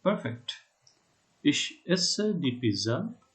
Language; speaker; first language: German; non-native, fluent; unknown